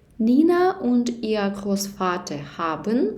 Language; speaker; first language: German; non-native, learner; Ukrainian